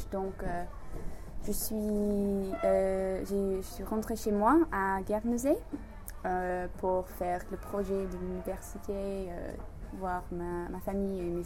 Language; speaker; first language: French; non-native, fluent; English